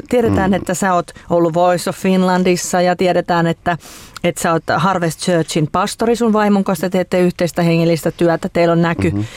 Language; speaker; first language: Finnish; native; Finnish